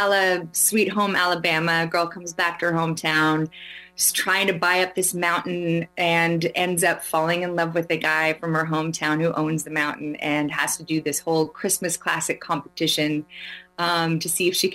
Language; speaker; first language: English; non-native, fluent; Swedish